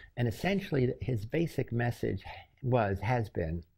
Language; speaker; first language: English; native; English